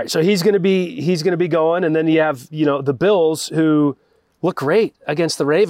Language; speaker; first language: English; native; English